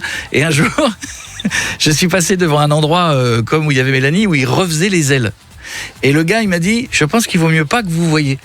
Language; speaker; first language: French; native; French